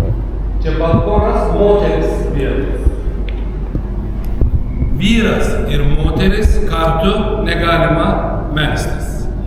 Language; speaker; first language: Lithuanian; non-native, learner; Turkish